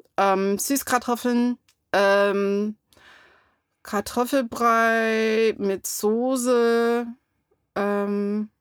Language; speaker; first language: German; non-native, fluent; English